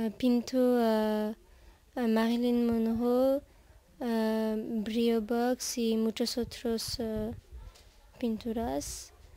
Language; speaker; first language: Spanish; non-native, learner; French